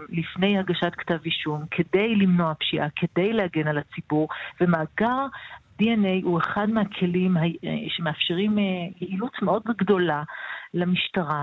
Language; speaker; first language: Hebrew; native; Hebrew